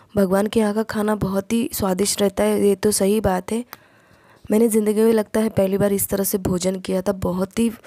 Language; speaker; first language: Hindi; non-native, local second language; Marathi